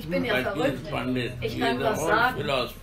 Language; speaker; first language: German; non-native, learner; Hindi